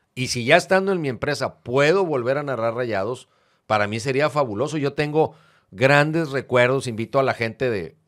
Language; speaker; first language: Spanish; native; Spanish